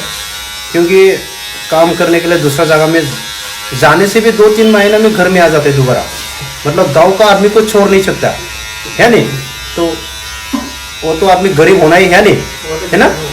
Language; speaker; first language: Hindi; non-native, local second language; Bodo